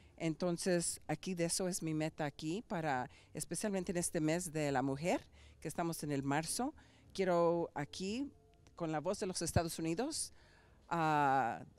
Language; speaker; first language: Spanish; early bilingual, heritage; Spanish